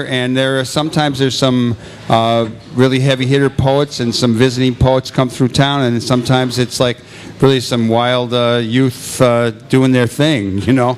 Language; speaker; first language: English; native; English